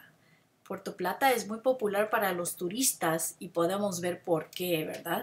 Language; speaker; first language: Spanish; non-native, fluent; English